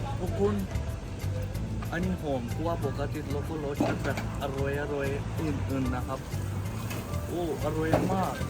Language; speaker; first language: Thai; non-native, learner; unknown